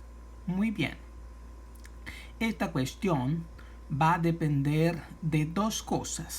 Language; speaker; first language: Spanish; non-native, fluent; Portuguese